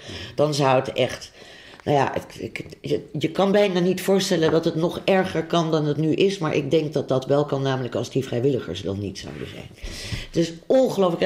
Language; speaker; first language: Dutch; native; Dutch